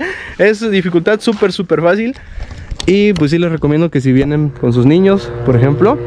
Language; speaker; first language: Spanish; native; Spanish